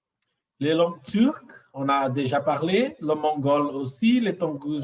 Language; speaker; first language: French; non-native, fluent; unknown